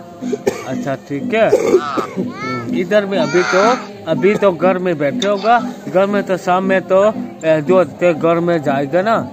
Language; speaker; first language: Hindi; non-native, local second language; Mizo